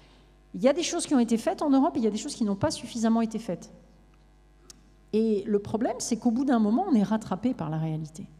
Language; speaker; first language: French; native; French